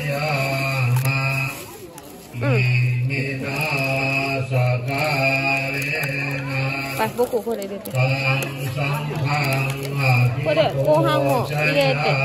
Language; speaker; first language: Japanese; non-native, fluent; Thai